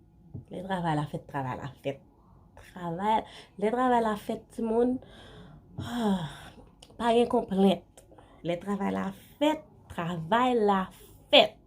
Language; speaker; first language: French; non-native, learner; Haitian Creole